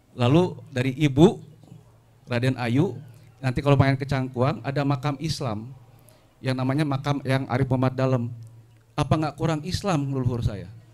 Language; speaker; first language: Indonesian; non-native, local second language; Sundanese